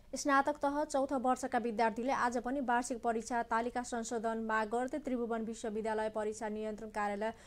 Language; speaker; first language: Nepali; non-native, local second language; Maithili